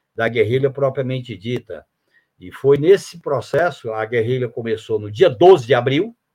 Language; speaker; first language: Portuguese; native; Portuguese